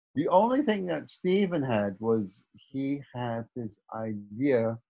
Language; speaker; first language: English; non-native, fluent; Dutch